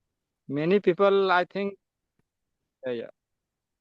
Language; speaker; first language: English; non-native, learner; Santali